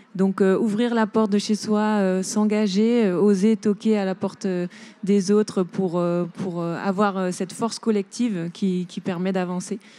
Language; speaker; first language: French; native; French